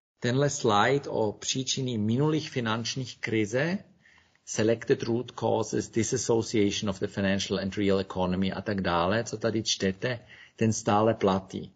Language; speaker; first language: Czech; non-native, fluent; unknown